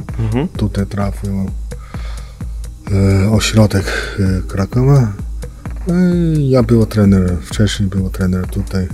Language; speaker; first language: Polish; non-native, learner; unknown